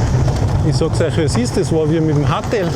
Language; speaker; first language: German; native; German